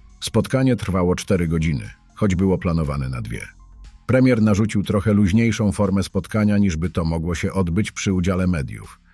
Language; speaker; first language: Polish; native; Polish